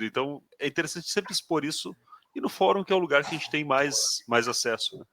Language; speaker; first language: Portuguese; native; Portuguese